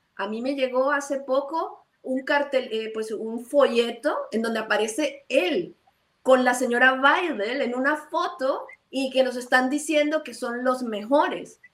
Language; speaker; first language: Spanish; native; Spanish